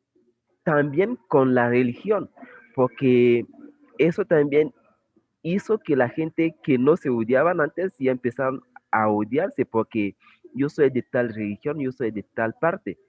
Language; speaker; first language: Spanish; non-native, fluent; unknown